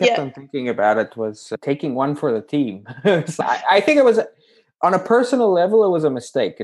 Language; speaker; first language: English; native; English